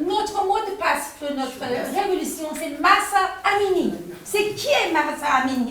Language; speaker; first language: French; non-native, learner; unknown